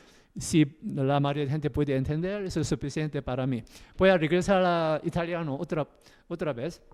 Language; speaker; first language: Spanish; non-native, learner; Korean